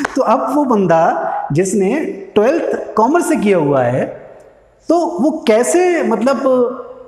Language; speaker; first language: Hindi; native; Hindi